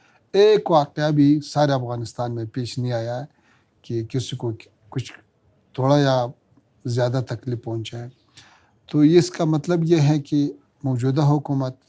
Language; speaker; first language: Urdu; non-native, fluent; Pashto